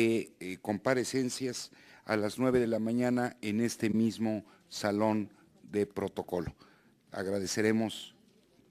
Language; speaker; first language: Spanish; native; Spanish